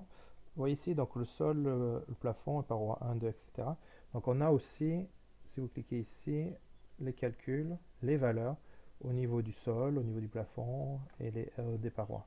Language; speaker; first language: French; native; French